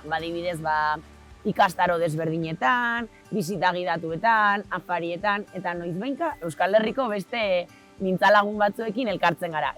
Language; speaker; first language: Basque; native; Basque